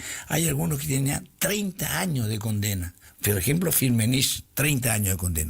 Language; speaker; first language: Spanish; native; Spanish